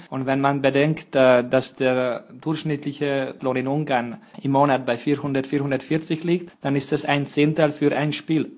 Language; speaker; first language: German; non-native, fluent; Hungarian